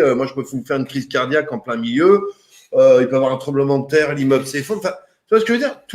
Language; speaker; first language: French; native; French